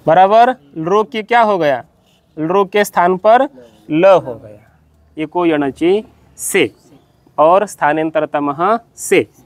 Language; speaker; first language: Hindi; non-native, local second language; Marathi